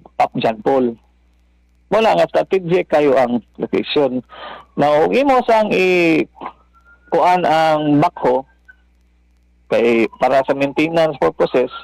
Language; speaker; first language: Cebuano; native; Cebuano